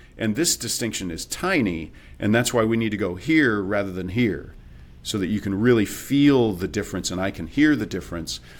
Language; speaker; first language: English; native; English